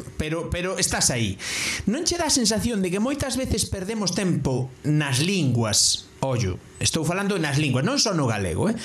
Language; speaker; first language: Galician; non-native, local second language; Spanish